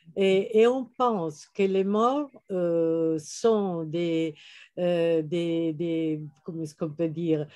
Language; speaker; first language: French; non-native, fluent; Italian